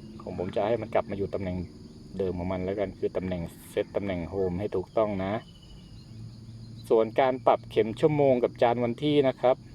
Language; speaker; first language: Thai; native; Thai